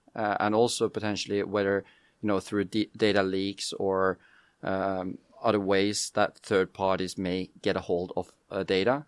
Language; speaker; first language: English; non-native, fluent; Norwegian